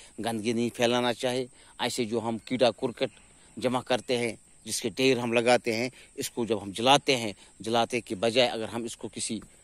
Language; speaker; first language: Urdu; non-native, local second language; Kashmiri